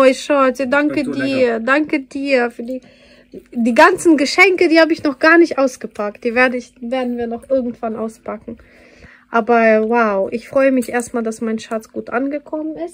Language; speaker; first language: German; non-native, fluent; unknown